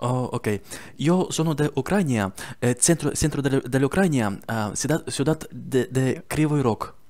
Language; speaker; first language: Spanish; non-native, learner; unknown